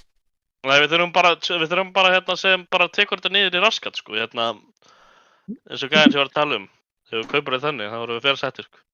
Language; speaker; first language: Icelandic; native; Icelandic